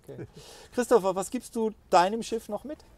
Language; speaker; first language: German; native; German